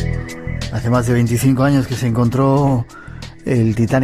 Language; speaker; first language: Spanish; native; Spanish